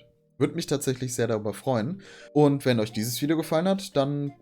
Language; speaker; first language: German; native; German